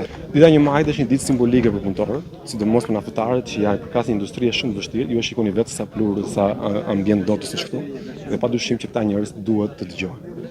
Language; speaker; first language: Albanian; native; Albanian